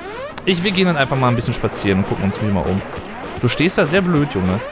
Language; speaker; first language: German; native; German